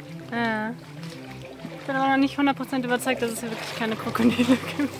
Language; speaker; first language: German; native; German